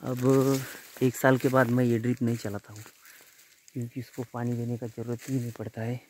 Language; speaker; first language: Hindi; non-native, local second language; Marathi